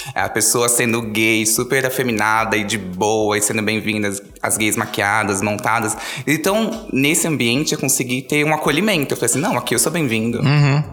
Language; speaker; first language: Portuguese; native; Portuguese